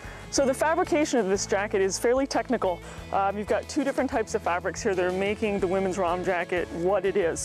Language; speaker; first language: English; native; English